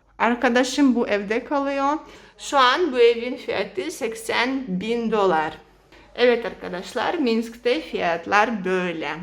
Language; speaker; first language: Turkish; non-native, fluent; Russian